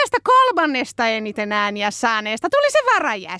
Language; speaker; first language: Finnish; native; Finnish